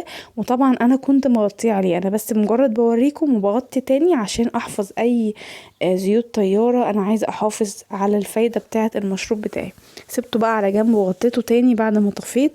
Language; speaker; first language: Arabic; native; Arabic